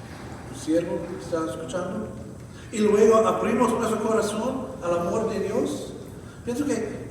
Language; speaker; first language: Spanish; non-native, fluent; English